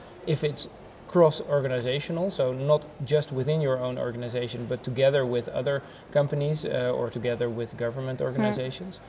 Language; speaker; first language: English; non-native, fluent; Dutch